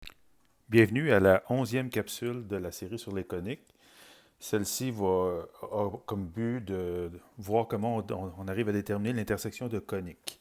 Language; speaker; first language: French; native; French